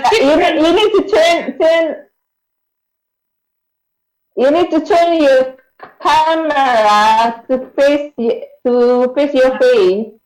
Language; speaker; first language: English; non-native, learner; Indonesian